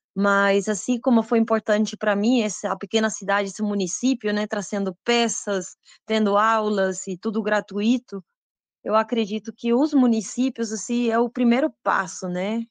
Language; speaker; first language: Portuguese; non-native, fluent; Spanish